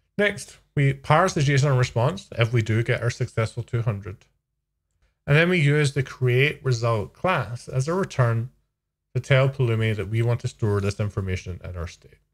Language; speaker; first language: English; native; English